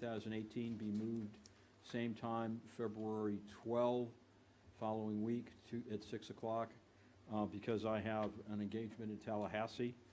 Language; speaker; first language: English; native; English